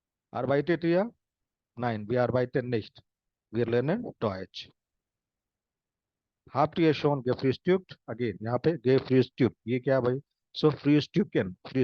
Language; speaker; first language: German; non-native, fluent; Hindi